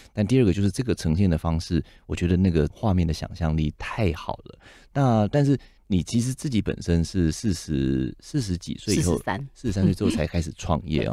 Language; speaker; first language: Chinese; native; Chinese